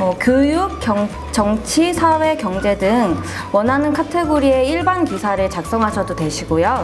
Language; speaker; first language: Korean; native; Korean